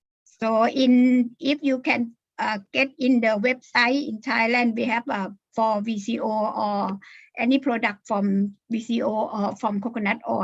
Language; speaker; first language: English; non-native, learner; Thai